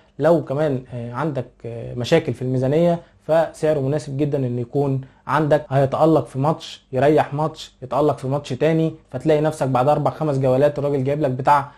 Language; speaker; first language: Arabic; native; Arabic